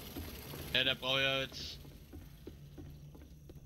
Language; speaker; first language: German; native; German